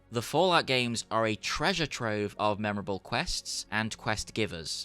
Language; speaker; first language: English; native; English